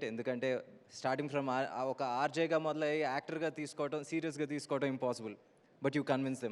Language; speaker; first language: Telugu; native; Telugu